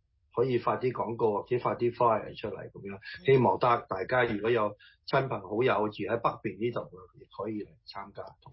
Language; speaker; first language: Chinese; early bilingual, heritage; Cantonese